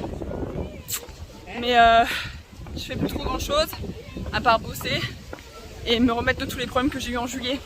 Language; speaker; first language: French; native; French